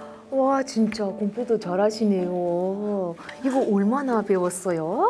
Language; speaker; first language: Korean; non-native, fluent; Uzbek